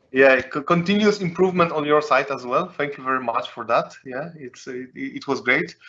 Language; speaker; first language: English; non-native, fluent; Polish